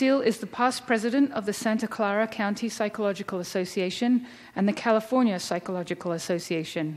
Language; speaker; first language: English; native; English